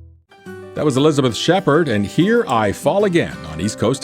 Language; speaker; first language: English; native; English